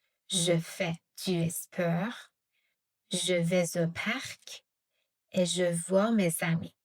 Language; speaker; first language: French; non-native, fluent; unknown